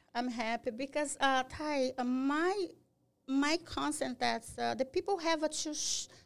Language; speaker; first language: English; non-native, learner; Portuguese